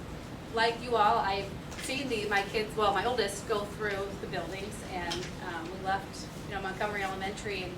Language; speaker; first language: English; native; English